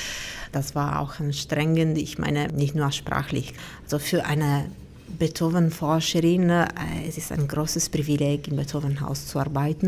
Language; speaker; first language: German; non-native, fluent; Italian